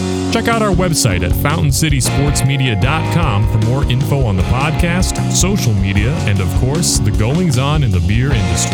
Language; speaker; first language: English; native; English